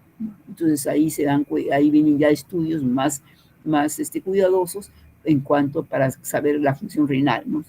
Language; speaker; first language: Spanish; native; Spanish